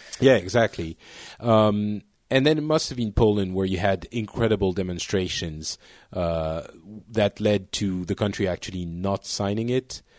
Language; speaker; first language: English; non-native, fluent; French